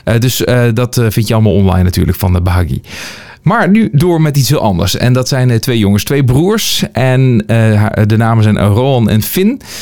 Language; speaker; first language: Dutch; native; Dutch